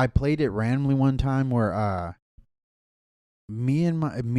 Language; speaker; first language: English; native; English